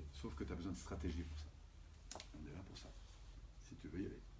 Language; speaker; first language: French; native; French